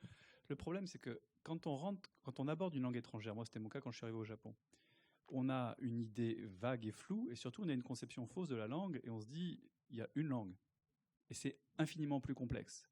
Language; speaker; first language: French; native; French